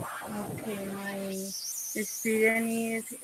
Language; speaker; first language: English; non-native, learner; Spanish